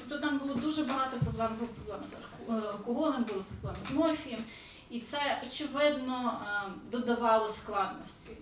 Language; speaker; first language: Ukrainian; early bilingual, heritage; Ukrainian